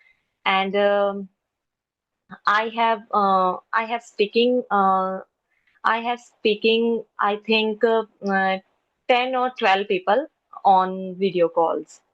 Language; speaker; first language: English; non-native, local second language; Hindi